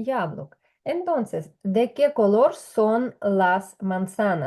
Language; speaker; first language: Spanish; non-native, fluent; Ukrainian